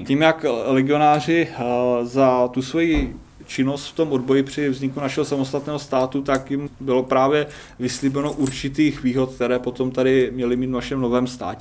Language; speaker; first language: Czech; native; Czech